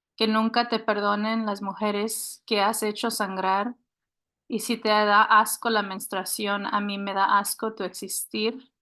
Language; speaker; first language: Spanish; early bilingual, heritage; Spanish